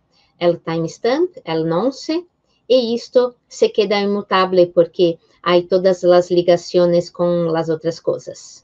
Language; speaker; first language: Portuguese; non-native, fluent; Spanish